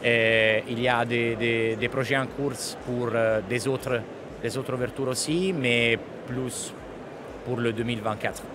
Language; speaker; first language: French; non-native, fluent; Italian